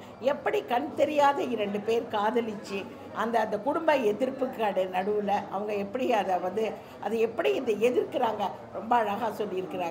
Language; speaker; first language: Tamil; native; Tamil